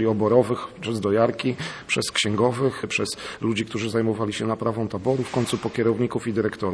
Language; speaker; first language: Polish; native; Polish